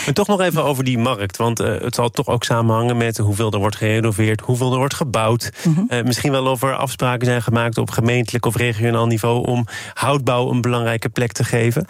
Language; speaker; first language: Dutch; native; Dutch